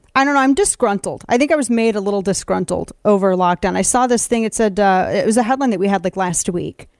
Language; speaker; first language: English; native; English